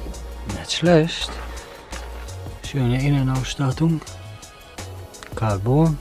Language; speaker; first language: German; non-native, fluent; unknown